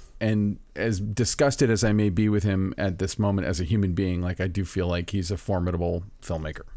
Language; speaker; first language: English; native; English